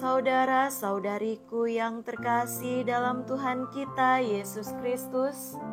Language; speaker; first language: Indonesian; native; Indonesian